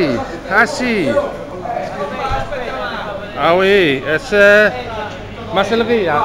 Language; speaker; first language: Italian; non-native, learner; Dutch